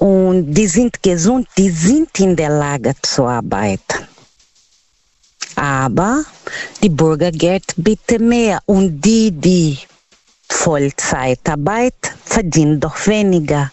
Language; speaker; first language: German; non-native, learner; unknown